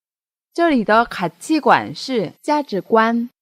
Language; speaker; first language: Chinese; non-native, fluent; Korean